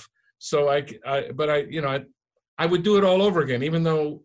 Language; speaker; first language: English; native; English